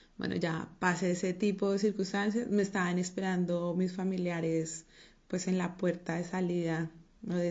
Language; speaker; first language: Spanish; native; Spanish